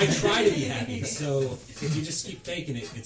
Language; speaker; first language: English; native; English